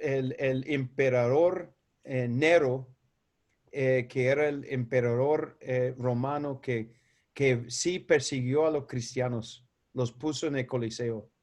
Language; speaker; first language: Spanish; non-native, fluent; English